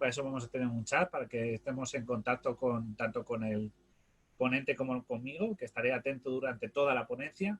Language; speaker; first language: Spanish; native; Spanish